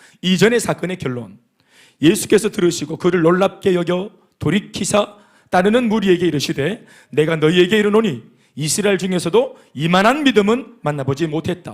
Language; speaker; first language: Korean; native; Korean